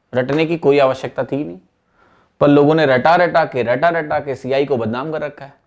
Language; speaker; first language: Hindi; native; Hindi